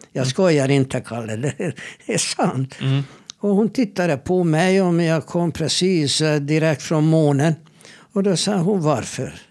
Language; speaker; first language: Swedish; non-native, fluent; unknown